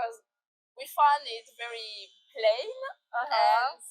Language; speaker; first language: English; non-native, learner; French